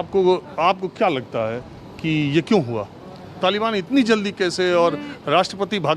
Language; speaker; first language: Hindi; native; Hindi